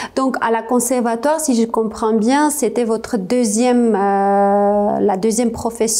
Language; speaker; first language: French; non-native, fluent; Armenian